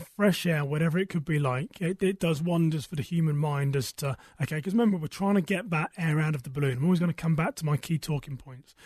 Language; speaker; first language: English; native; English